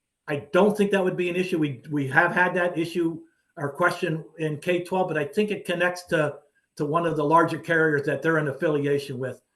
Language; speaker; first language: English; native; English